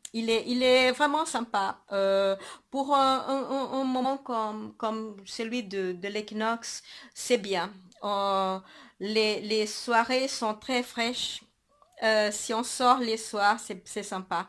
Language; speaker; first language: French; non-native, fluent; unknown